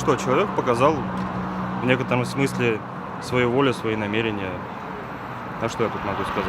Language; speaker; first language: Russian; native; Russian